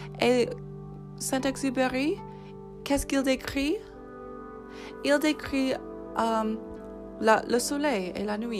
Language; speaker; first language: French; non-native, fluent; English